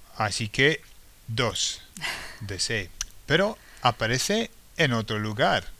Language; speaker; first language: Spanish; non-native, fluent; English